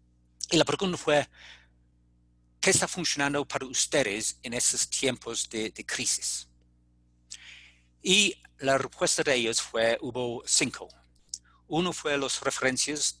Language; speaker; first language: Spanish; non-native, fluent; English